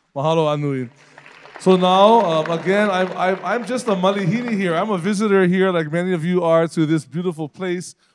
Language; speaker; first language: English; native; English